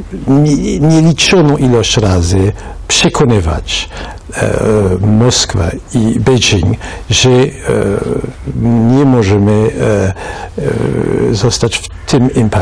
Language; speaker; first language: Polish; non-native, fluent; French